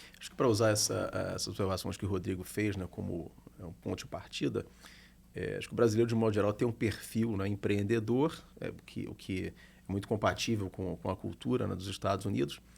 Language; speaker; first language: Portuguese; native; Portuguese